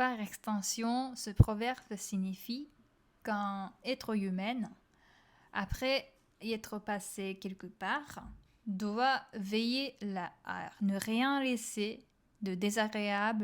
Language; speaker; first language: French; non-native, fluent; Japanese